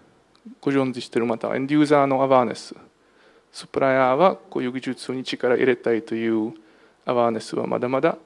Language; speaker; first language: Japanese; non-native, fluent; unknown